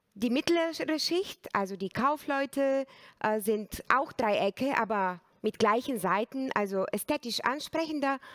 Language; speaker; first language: German; non-native, fluent; Bulgarian